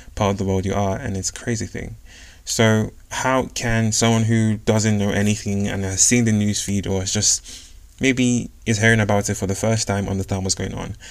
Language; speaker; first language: English; non-native, local second language; Yoruba